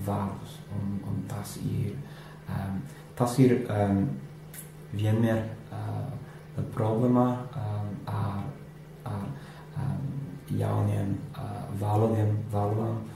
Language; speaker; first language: Latvian; non-native, learner; English